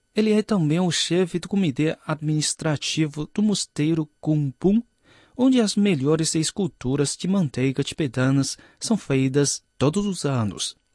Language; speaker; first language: Portuguese; non-native, fluent; Chinese